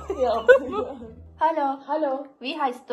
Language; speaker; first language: German; non-native, learner; Turkish